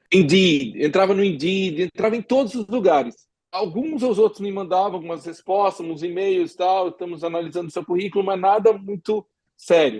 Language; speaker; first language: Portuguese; native; Portuguese